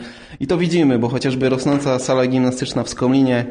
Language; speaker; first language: Polish; native; Polish